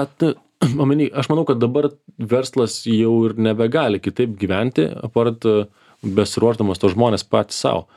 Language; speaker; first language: Lithuanian; native; Lithuanian